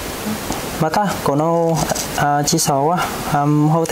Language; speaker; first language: Japanese; non-native, fluent; Vietnamese